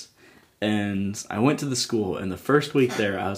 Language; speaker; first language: English; native; English